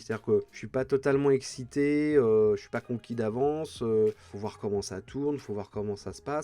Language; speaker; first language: French; native; French